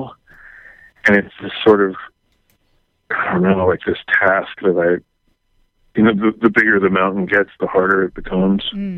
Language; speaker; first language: English; native; English